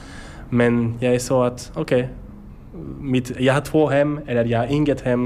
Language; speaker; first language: Swedish; non-native, learner; French